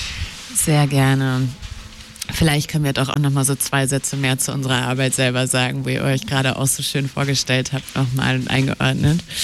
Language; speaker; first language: German; native; German